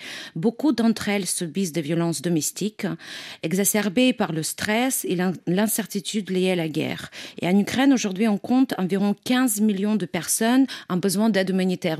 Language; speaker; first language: French; non-native, fluent; Ukrainian